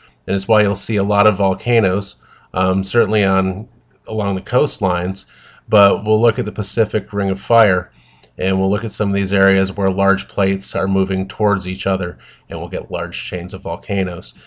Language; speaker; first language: English; native; English